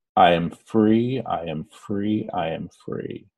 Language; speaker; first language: English; native; English